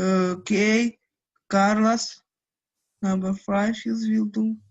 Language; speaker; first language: English; non-native, fluent; Ukrainian